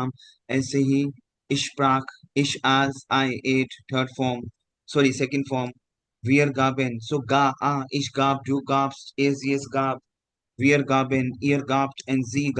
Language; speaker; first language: German; non-native, fluent; Hindi